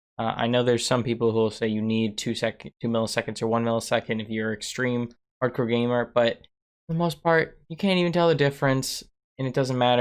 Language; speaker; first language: English; native; English